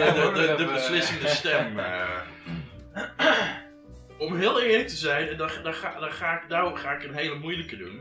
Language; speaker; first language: Dutch; native; Dutch